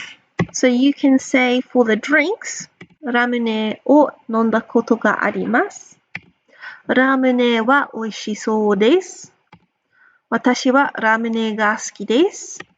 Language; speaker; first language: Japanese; non-native, fluent; English